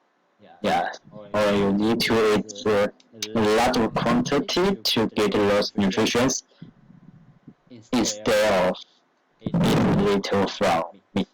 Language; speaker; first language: English; non-native, learner; Chinese